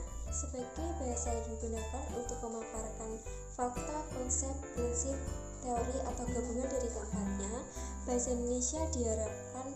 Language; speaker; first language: Indonesian; native; Indonesian